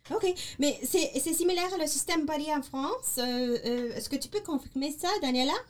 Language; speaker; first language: French; non-native, learner; English